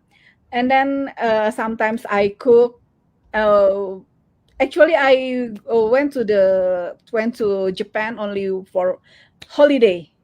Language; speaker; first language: English; non-native, learner; Indonesian